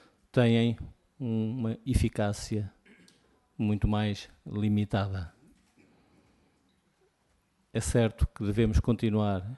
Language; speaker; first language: Portuguese; native; Portuguese